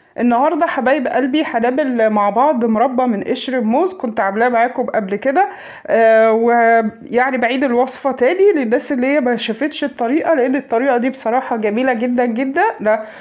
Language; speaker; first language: Arabic; native; Arabic